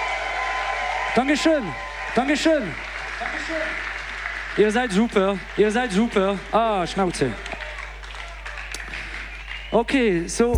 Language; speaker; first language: German; non-native, local second language; French